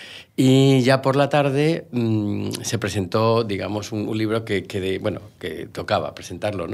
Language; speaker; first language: Spanish; native; Spanish